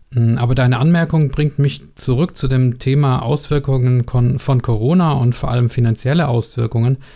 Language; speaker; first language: German; native; German